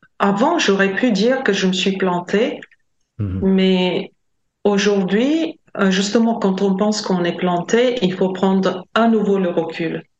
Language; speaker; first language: French; non-native, fluent; Latvian